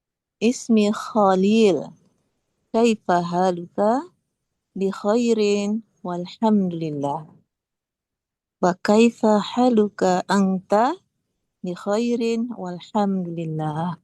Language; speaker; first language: Arabic; non-native, learner; Indonesian